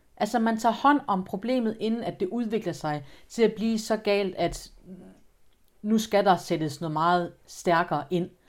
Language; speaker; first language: Danish; native; Danish